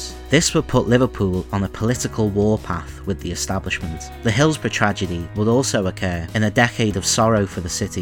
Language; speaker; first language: English; native; English